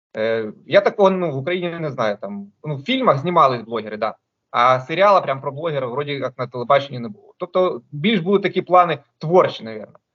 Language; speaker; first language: Ukrainian; non-native, local second language; Russian